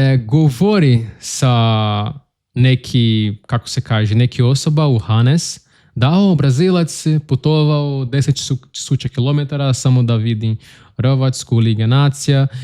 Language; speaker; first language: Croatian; non-native, learner; Portuguese